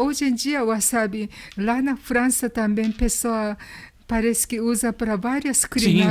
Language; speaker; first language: Portuguese; non-native, learner; Japanese